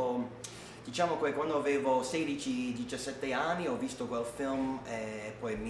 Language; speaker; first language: Italian; non-native, learner; English